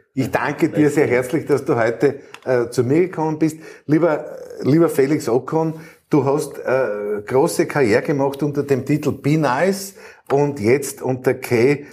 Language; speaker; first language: German; native; German